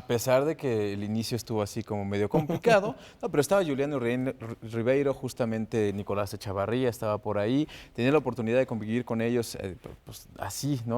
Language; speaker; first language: Spanish; native; Spanish